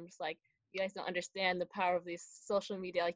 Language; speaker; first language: English; native; English